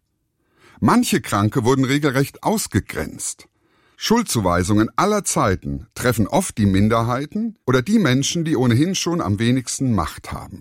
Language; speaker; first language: German; native; German